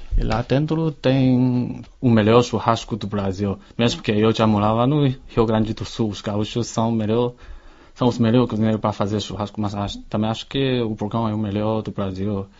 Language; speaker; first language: Portuguese; non-native, fluent; Chinese